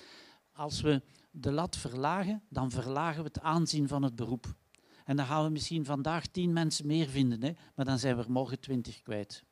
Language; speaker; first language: Dutch; native; Dutch